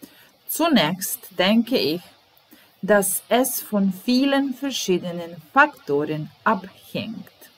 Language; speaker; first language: German; non-native, fluent; Serbian